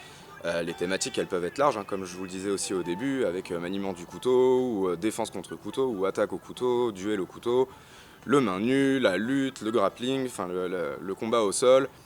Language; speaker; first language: French; native; French